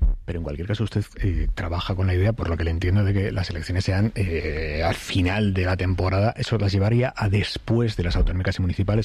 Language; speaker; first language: Spanish; native; Spanish